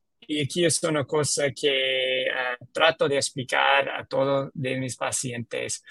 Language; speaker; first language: Spanish; non-native, learner; English